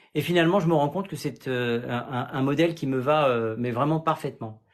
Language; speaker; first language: French; native; French